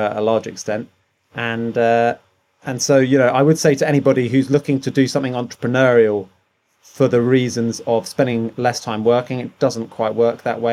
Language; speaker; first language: English; native; English